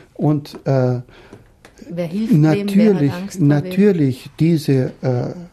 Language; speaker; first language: German; non-native, fluent; Portuguese